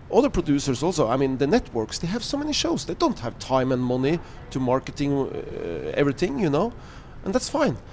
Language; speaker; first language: English; non-native, fluent; Norwegian